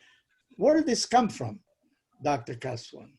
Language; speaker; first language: English; non-native, fluent; Spanish